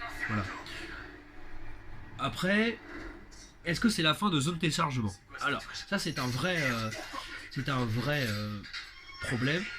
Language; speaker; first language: French; native; French